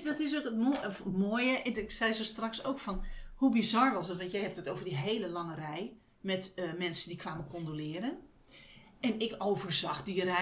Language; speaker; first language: Dutch; native; Dutch